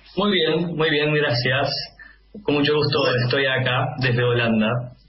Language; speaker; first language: Spanish; non-native, fluent; Dutch